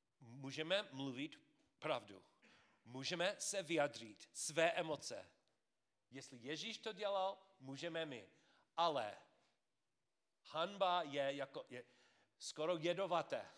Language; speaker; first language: Czech; non-native, fluent; English